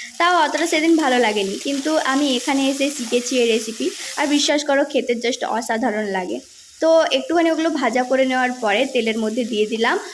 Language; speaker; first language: Bangla; non-native, local second language; Santali